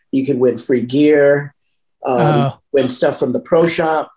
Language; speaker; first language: English; native; English